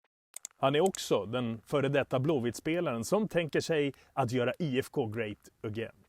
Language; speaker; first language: Swedish; native; Swedish